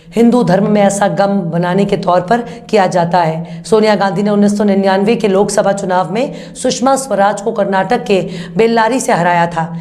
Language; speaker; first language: Hindi; native; Hindi